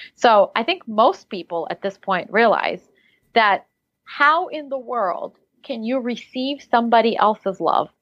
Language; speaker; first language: English; early bilingual, other home language; Russian